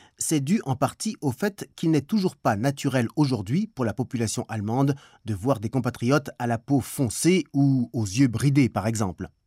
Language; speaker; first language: French; native; French